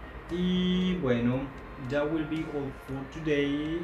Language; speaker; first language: English; non-native, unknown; Spanish